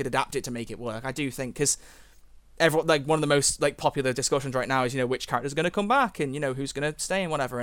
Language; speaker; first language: English; native; English